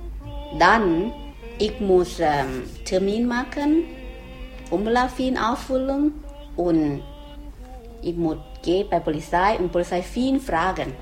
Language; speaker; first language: German; non-native, learner; Thai